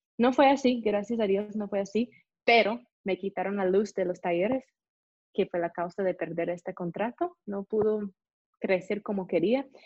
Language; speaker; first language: Spanish; non-native, fluent; English